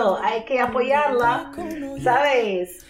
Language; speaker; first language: Spanish; non-native, fluent; French